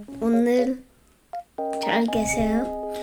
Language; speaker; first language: Korean; early bilingual, heritage; English